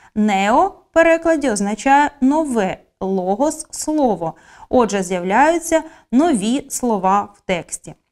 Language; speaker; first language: Ukrainian; native; Ukrainian